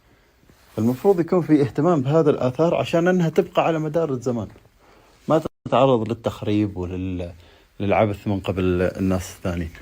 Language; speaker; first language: Arabic; native; Arabic